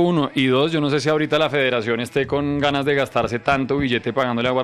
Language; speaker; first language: Spanish; native; Spanish